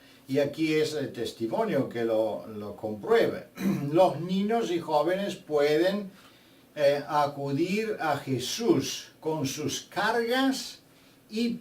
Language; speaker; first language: Spanish; non-native, fluent; Bulgarian